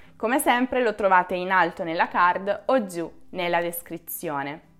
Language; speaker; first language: Italian; native; Italian